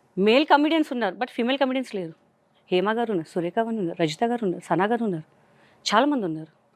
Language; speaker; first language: Telugu; non-native, local second language; Hindi